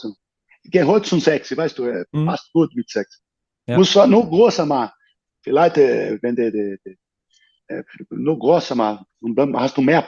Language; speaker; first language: German; non-native, learner; Portuguese